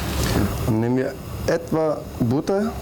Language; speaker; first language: German; non-native, learner; Turkish